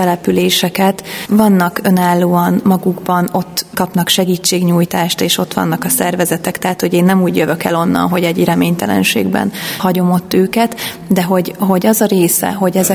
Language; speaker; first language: Hungarian; native; Hungarian